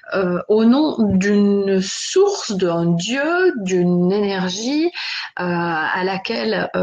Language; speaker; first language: French; native; French